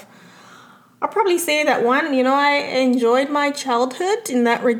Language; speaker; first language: English; non-native, local second language; Yoruba